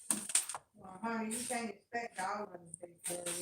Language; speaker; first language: English; native; English